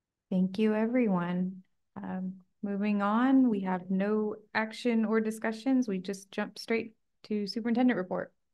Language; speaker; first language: English; native; English